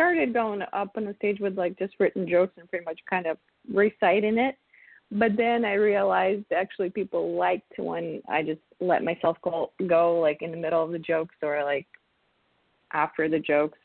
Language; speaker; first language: English; non-native, fluent; Russian